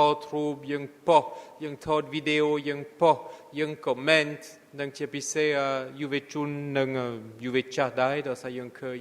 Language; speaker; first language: Khmer; non-native, fluent; French